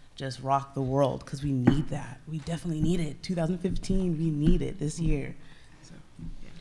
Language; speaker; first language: English; native; English